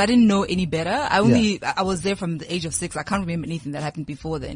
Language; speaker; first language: English; non-native, local second language; Southern Sotho